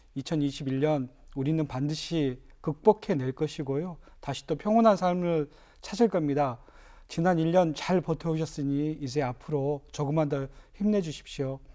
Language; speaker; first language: Korean; native; Korean